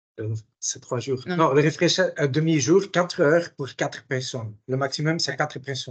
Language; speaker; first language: French; non-native, local second language; Dutch